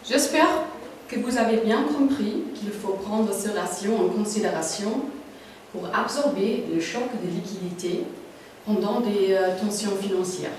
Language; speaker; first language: French; non-native, learner; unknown